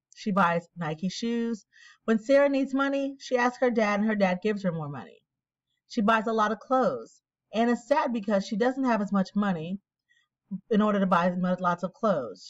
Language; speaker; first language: English; native; English